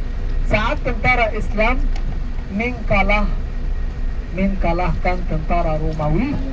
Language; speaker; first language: Indonesian; non-native, fluent; Arabic